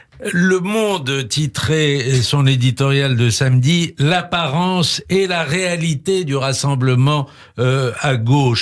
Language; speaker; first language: French; native; French